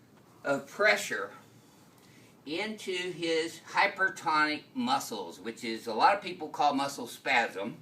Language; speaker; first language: English; native; English